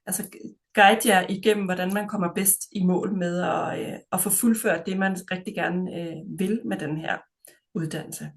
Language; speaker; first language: Danish; native; Danish